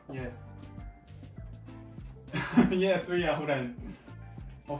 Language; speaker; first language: English; non-native, learner; Japanese